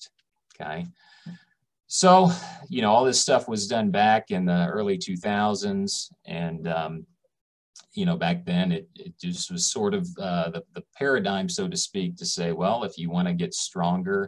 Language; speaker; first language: English; native; English